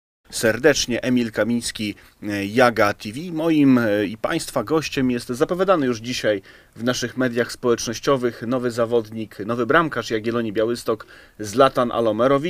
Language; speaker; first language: Polish; native; Polish